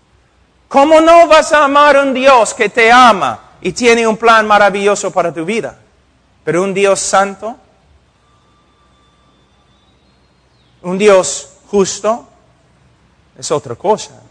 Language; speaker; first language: Spanish; non-native, fluent; English